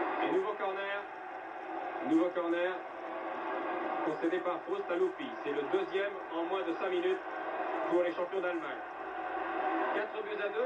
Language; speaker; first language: French; native; French